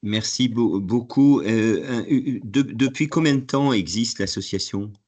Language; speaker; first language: French; native; French